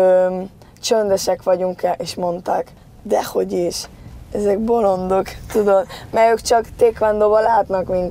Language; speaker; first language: Hungarian; early bilingual, heritage; Spanish